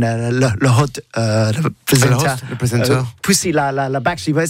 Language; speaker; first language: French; non-native, learner; English